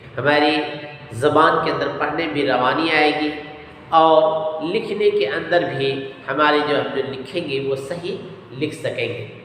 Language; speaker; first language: Urdu; native; Urdu